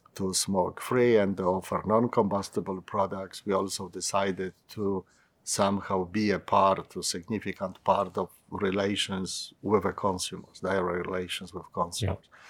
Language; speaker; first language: English; non-native, fluent; Polish